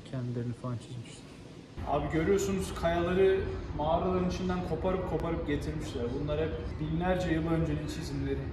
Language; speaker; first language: Turkish; native; Turkish